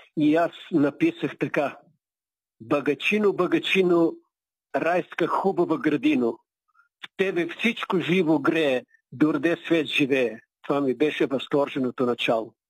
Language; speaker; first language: Bulgarian; native; Bulgarian